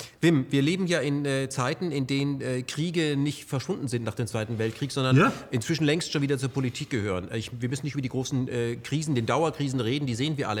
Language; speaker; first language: German; native; German